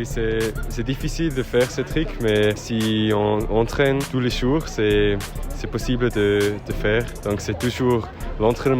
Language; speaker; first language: French; non-native, local second language; German